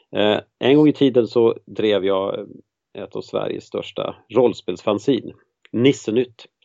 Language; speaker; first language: Swedish; native; Swedish